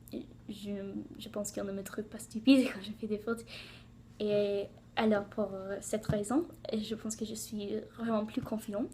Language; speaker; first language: French; non-native, learner; English